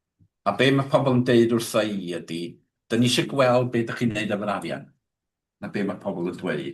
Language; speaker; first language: Welsh; native; Welsh